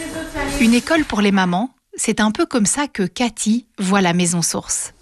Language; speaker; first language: French; native; French